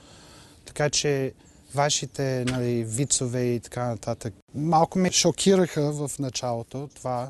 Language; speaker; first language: Bulgarian; non-native, fluent; English